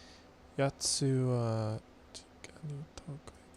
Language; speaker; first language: Japanese; non-native, learner; English